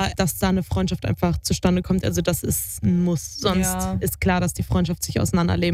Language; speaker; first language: German; native; German